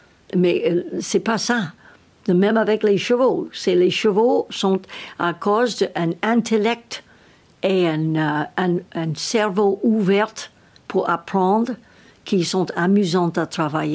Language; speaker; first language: French; non-native, learner; English